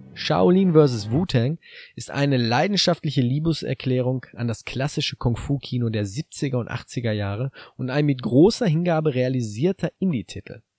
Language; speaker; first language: German; native; German